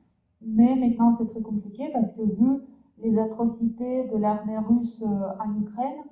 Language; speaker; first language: French; non-native, fluent; Russian